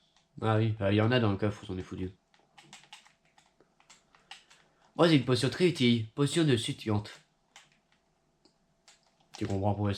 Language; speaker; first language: French; native; French